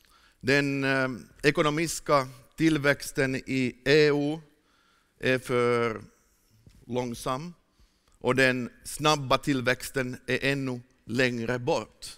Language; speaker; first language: Swedish; non-native, fluent; Finnish